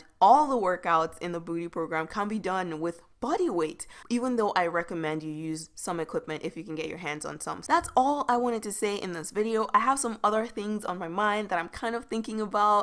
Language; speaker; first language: English; native; English